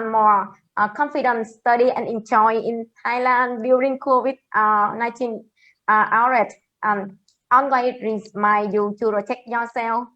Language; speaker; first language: English; non-native, learner; Vietnamese